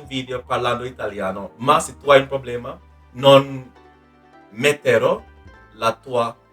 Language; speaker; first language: Italian; non-native, learner; English